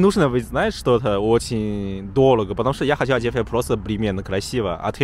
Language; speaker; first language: Russian; non-native, learner; Chinese